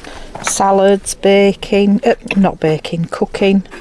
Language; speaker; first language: English; native; English